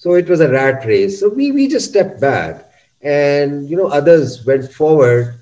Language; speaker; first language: English; non-native, local second language; Urdu